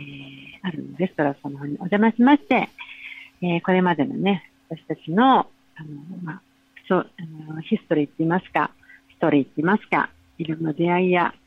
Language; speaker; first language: Japanese; native; Japanese